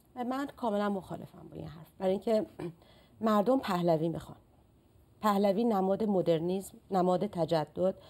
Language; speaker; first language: Persian; native; Persian